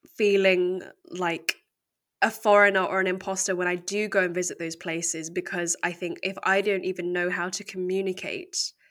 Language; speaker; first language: English; native; English